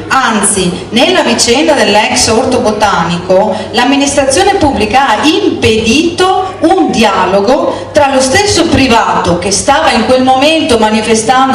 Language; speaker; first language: Italian; native; Italian